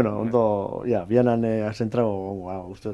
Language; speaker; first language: Basque; native; Basque